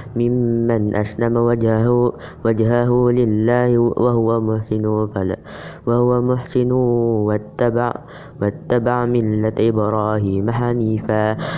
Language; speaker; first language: Arabic; non-native, learner; Indonesian